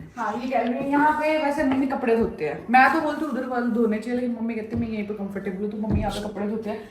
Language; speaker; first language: Hindi; native; Hindi